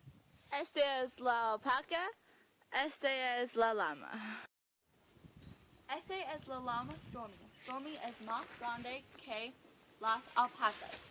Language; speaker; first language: Spanish; non-native, learner; English